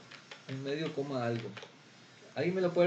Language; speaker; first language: Spanish; native; Spanish